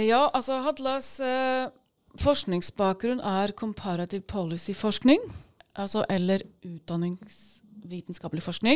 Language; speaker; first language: Norwegian; native; Norwegian